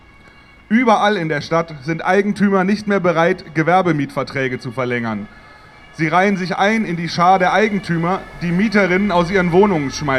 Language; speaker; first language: German; native; German